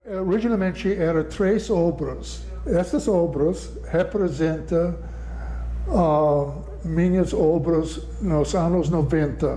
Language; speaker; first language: Portuguese; non-native, learner; English